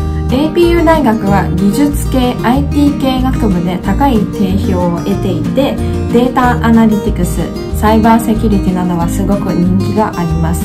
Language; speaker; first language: Japanese; non-native, fluent; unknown